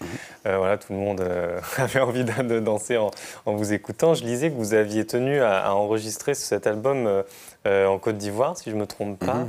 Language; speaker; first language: French; native; French